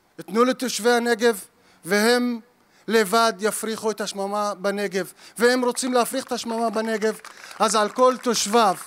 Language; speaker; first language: Hebrew; native; Hebrew